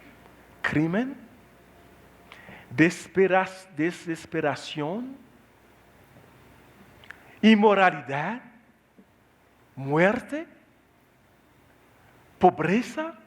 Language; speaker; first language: Spanish; non-native, learner; Haitian Creole